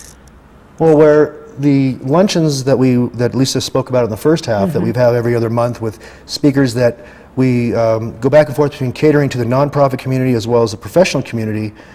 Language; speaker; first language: English; native; English